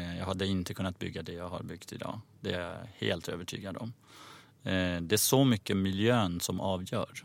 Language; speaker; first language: Swedish; early bilingual, other home language; Persian